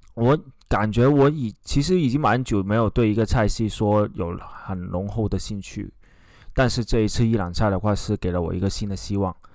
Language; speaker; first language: Chinese; native; Chinese